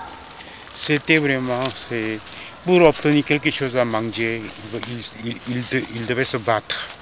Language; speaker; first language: French; non-native, fluent; Korean